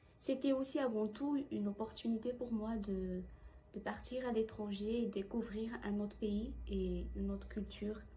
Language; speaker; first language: French; non-native, local second language; Malagasy